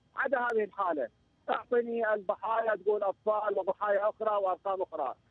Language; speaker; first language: Arabic; native; Arabic